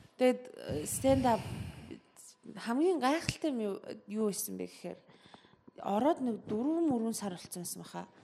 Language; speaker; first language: Mongolian; early bilingual, heritage; Mongolian